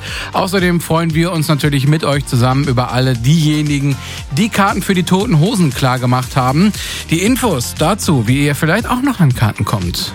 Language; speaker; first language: German; native; German